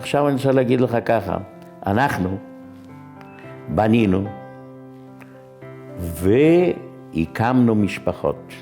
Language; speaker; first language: Hebrew; non-native, fluent; Yiddish